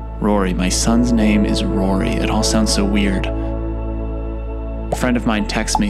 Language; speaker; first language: English; native; English